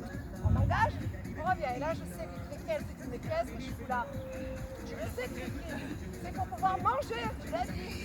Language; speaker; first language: French; native; French